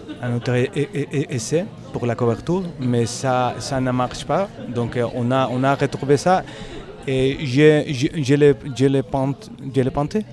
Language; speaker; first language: French; non-native, learner; Spanish